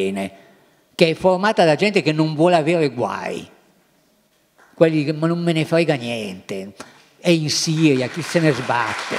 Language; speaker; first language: Italian; native; Italian